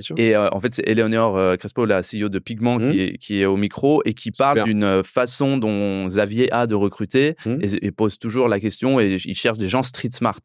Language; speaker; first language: French; early bilingual, other home language; Persian